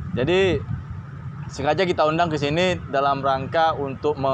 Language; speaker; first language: Indonesian; native; Indonesian